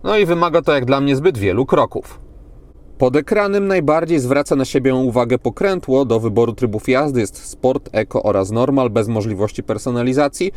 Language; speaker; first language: Polish; native; Polish